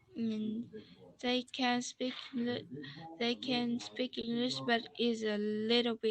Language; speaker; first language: English; non-native, learner; Vietnamese